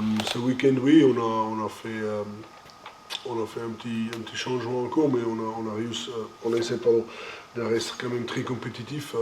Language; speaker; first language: French; non-native, fluent; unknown